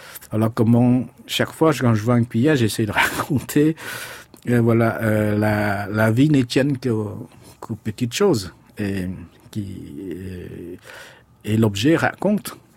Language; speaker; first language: French; non-native, fluent; Khmer